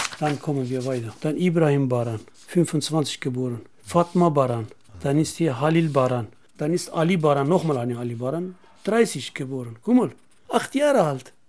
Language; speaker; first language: German; non-native, learner; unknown